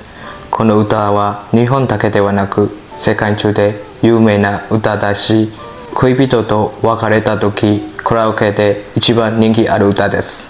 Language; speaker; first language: Japanese; non-native, learner; Burmese